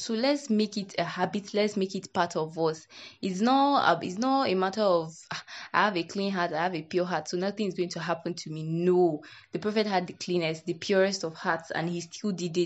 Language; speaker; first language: English; non-native, local second language; Yoruba